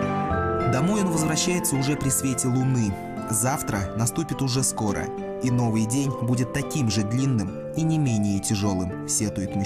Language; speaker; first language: Russian; native; Russian